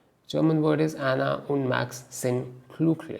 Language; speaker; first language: German; non-native, learner; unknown